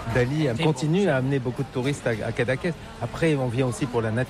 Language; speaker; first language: French; native; French